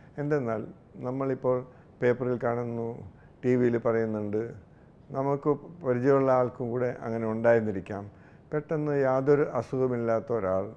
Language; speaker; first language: Malayalam; native; Malayalam